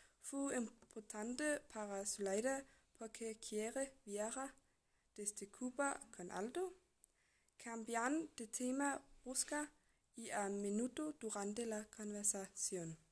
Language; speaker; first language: Spanish; non-native, learner; English